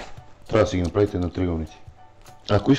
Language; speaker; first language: Bulgarian; native; Bulgarian